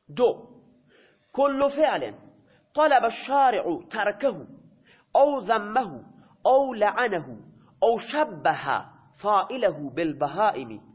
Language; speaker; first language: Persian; non-native, local second language; Baluchi